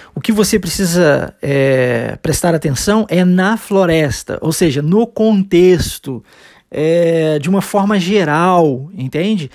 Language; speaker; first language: Portuguese; early bilingual, heritage; Portuguese